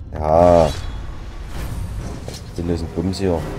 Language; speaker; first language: German; native; German